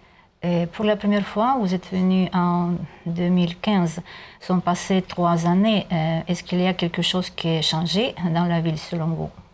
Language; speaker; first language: French; non-native, learner; Russian